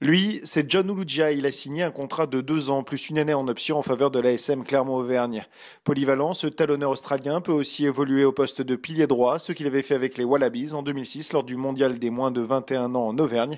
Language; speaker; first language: French; native; French